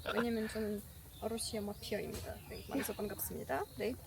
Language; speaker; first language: Korean; non-native, learner; Russian